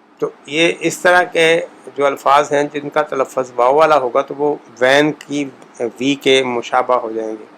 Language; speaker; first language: Urdu; native; Urdu